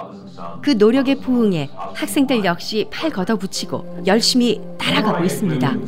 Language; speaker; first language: Korean; native; Korean